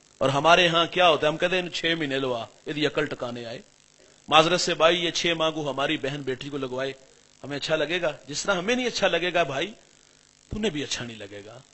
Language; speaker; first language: Urdu; non-native, local second language; Punjabi